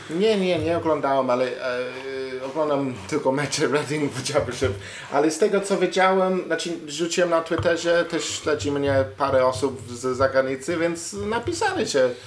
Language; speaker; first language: Polish; non-native, learner; English